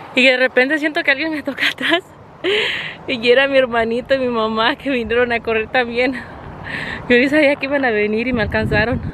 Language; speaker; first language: Spanish; early bilingual, heritage; Spanish